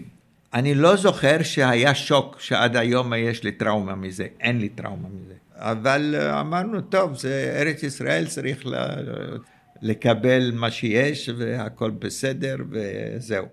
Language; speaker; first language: Hebrew; early bilingual, other home language; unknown